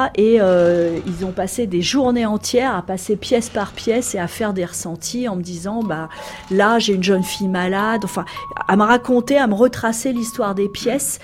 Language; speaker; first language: French; native; French